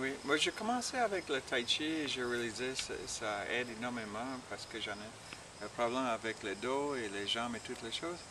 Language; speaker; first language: French; non-native, learner; English